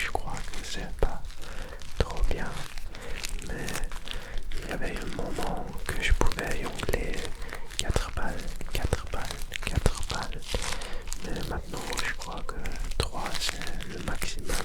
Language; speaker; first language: French; non-native, learner; Dutch